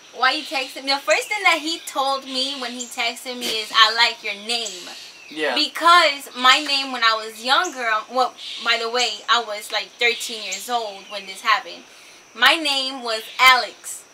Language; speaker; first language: English; early bilingual, other home language; Spanish